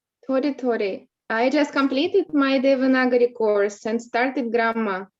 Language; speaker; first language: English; non-native, learner; Russian